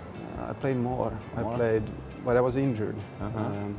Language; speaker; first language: English; non-native, fluent; Finnish